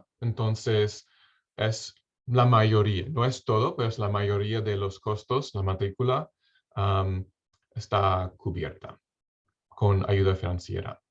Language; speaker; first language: Spanish; non-native, fluent; English